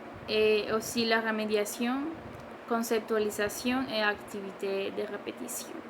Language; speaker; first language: French; non-native, learner; Spanish